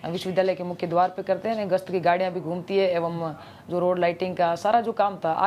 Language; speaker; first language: Hindi; native; Hindi